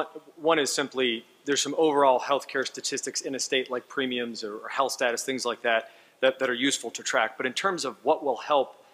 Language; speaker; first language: English; native; English